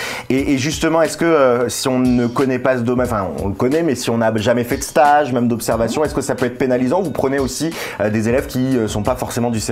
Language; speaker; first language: French; native; French